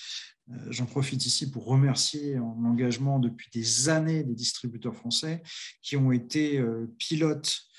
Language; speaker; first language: French; native; French